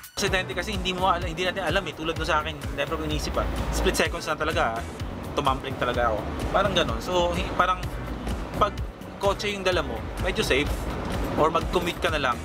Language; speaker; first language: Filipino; native; Filipino